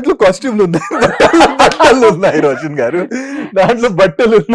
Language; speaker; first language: Telugu; non-native, fluent; Hindi